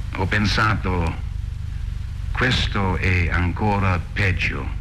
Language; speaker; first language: Italian; non-native, fluent; Welsh